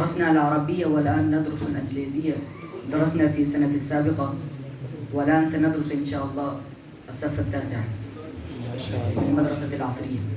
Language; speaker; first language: Arabic; non-native, learner; Urdu